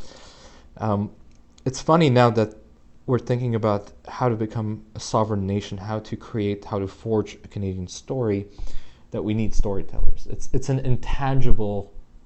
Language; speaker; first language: English; native; English